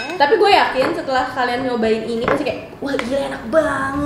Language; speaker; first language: Indonesian; native; Indonesian